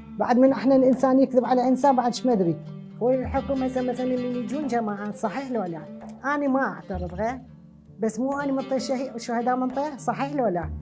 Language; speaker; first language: Arabic; non-native, local second language; Southern Kurdish